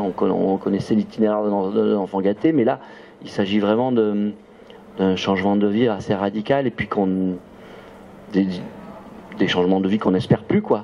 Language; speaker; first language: French; native; French